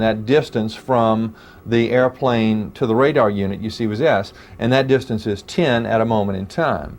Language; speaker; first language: English; native; English